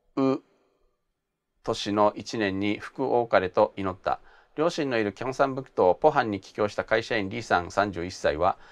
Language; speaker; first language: Japanese; native; Japanese